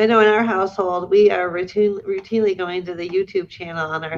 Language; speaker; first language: English; native; English